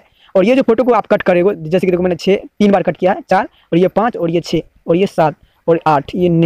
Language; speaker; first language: Hindi; native; Hindi